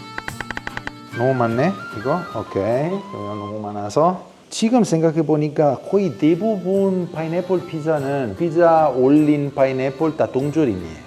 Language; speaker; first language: Korean; non-native, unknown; Italian